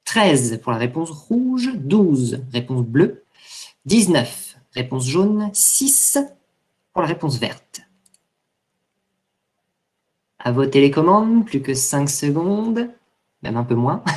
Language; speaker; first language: French; native; French